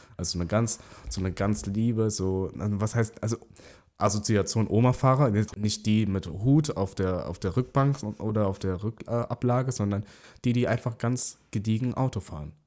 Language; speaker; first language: German; early bilingual, other home language; Vietnamese